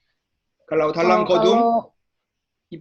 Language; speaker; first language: Indonesian; non-native, learner; Korean